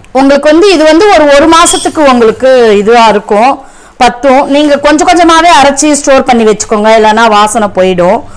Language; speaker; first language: Tamil; non-native, local second language; Telugu